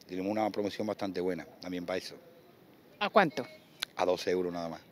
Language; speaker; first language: Spanish; native; Spanish